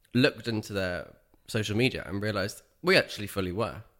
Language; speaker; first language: English; native; English